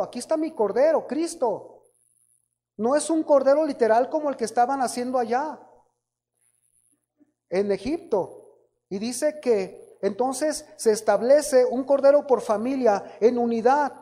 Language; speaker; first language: Spanish; native; Spanish